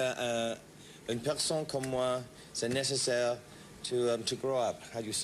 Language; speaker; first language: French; non-native, learner; English